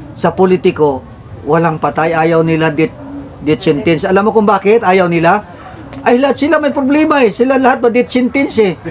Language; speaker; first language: Filipino; non-native, local second language; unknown